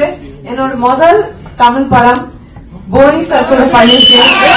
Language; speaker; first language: Tamil; non-native, fluent; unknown